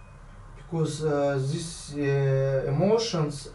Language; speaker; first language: English; non-native, learner; Russian